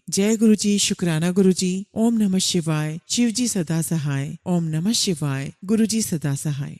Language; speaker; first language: Hindi; native; Hindi